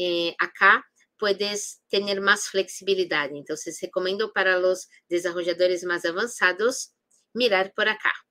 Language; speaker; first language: Spanish; non-native, fluent; Portuguese